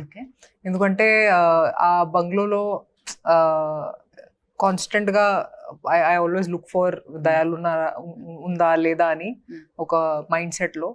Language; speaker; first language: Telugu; non-native, fluent; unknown